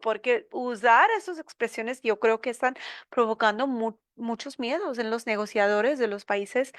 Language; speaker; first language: Spanish; non-native, learner; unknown